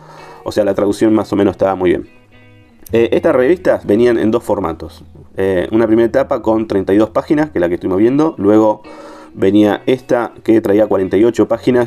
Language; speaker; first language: Spanish; native; Spanish